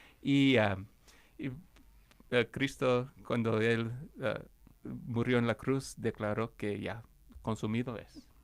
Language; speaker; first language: Spanish; non-native, fluent; English